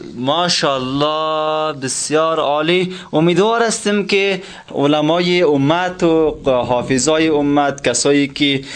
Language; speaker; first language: Persian; native; Persian